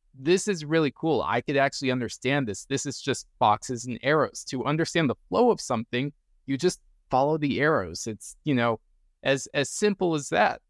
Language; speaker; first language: English; native; English